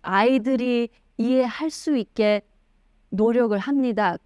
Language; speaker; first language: Korean; early bilingual, heritage; Korean